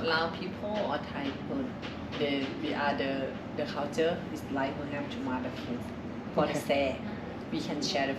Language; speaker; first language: English; non-native, learner; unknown